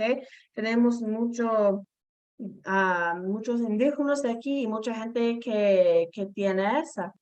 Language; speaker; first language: Spanish; non-native, fluent; English